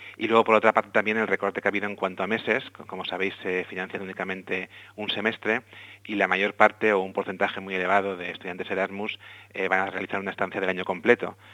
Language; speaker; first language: Spanish; native; Spanish